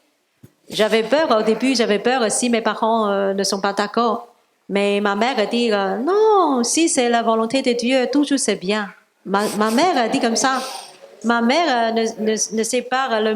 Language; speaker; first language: French; non-native, learner; Cantonese